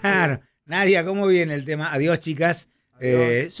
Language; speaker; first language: Spanish; native; Spanish